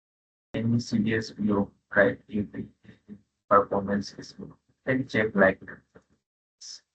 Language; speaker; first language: English; non-native, local second language; Hindi